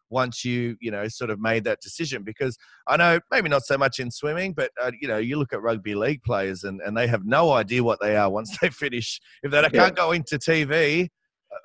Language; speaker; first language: English; native; English